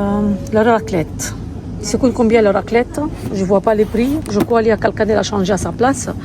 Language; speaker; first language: French; non-native, learner; Arabic